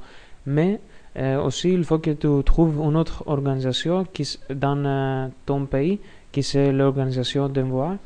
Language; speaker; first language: French; non-native, learner; Greek